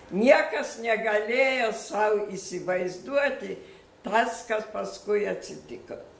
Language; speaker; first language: Lithuanian; early bilingual, other home language; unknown